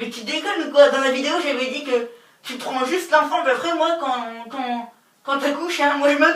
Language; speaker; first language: French; native; French